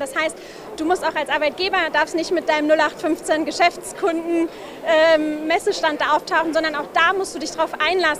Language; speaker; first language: German; native; German